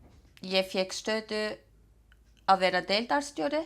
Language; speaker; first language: Icelandic; non-native, fluent; Turkish